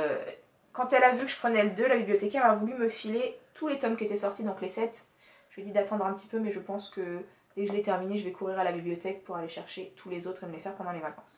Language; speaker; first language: French; native; French